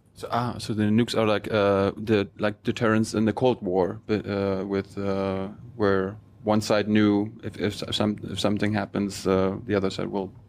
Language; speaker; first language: English; non-native, fluent; German